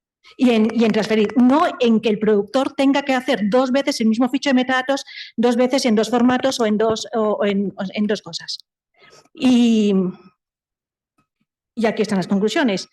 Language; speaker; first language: Spanish; native; Spanish